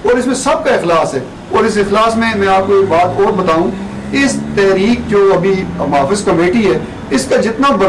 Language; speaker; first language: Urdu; non-native, local second language; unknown